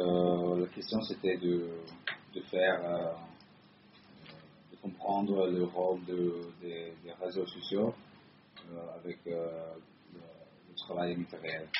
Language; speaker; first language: French; non-native, fluent; Italian